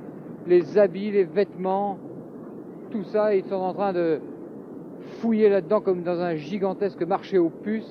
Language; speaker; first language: French; native; French